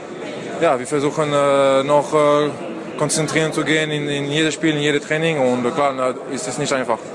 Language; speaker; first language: German; non-native, fluent; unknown